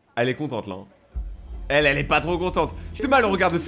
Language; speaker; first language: French; native; French